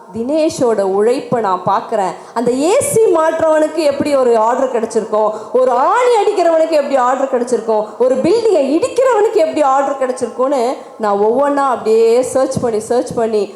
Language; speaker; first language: Tamil; native; Tamil